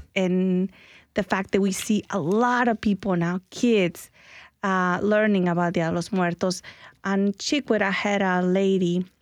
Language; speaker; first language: English; early bilingual, other home language; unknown